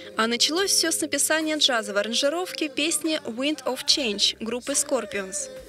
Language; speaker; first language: Russian; native; Russian